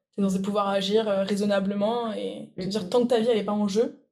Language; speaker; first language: French; native; French